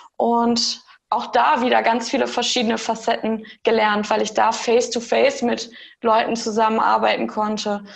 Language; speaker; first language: German; early bilingual, heritage; German